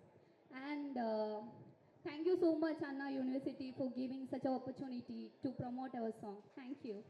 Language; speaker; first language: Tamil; non-native, learner; Malayalam